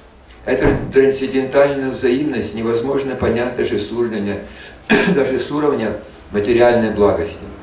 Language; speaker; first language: Russian; native; Russian